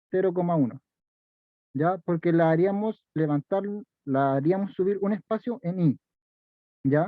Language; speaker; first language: Spanish; native; Spanish